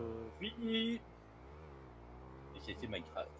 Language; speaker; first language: French; native; French